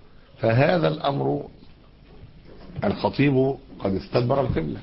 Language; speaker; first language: Arabic; native; Arabic